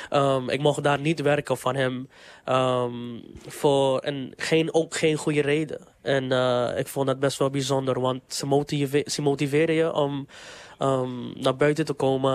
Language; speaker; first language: Dutch; non-native, local second language; English